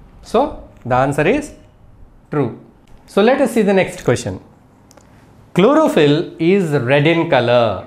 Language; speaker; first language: English; non-native, local second language; Telugu